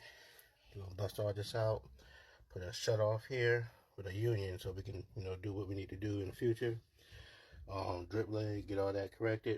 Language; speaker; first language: English; native; English